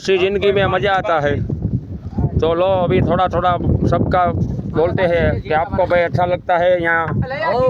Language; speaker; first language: Hindi; non-native, local second language; Gujarati